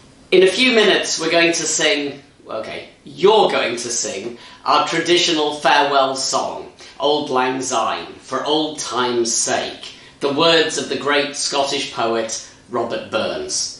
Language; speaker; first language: English; native; English